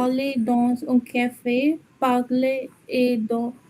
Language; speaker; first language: French; non-native, learner; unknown